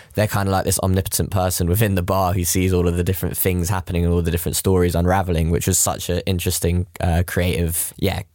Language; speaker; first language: English; native; English